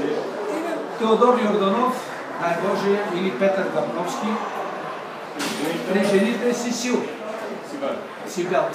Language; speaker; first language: Bulgarian; native; Bulgarian